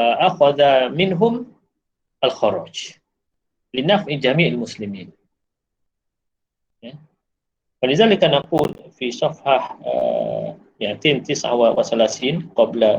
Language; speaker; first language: Arabic; non-native, fluent; Malay